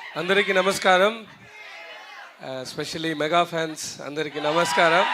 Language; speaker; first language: Telugu; non-native, learner; Tamil